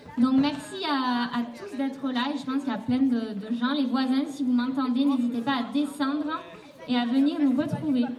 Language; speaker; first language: French; native; French